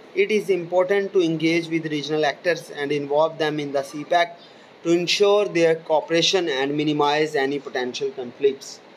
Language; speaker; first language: English; non-native, local second language; Urdu